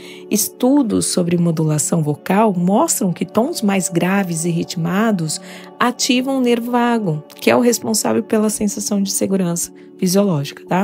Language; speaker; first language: Portuguese; native; Portuguese